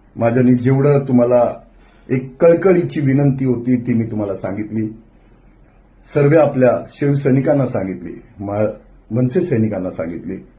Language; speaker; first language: Marathi; non-native, local second language; Hindi